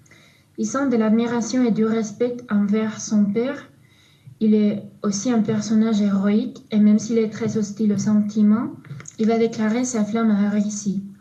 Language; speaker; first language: French; non-native, fluent; Spanish